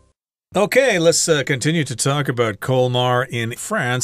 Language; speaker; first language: English; native; English